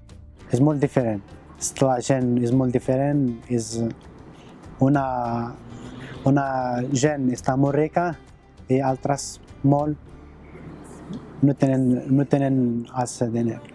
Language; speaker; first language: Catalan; non-native, learner; Arabic